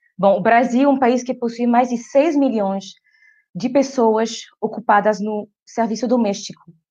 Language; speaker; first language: Portuguese; non-native, fluent; French